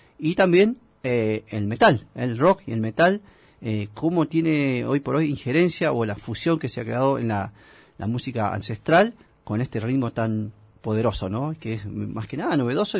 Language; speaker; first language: Spanish; native; Spanish